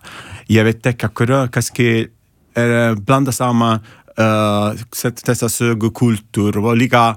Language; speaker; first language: Icelandic; non-native, learner; Italian